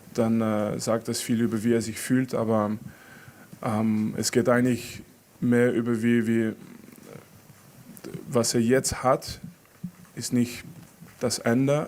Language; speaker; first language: German; non-native, fluent; French